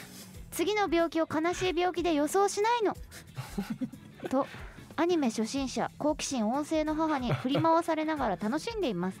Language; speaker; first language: Japanese; native; Japanese